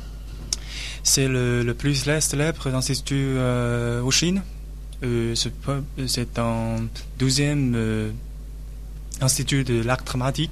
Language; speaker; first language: French; non-native, learner; Chinese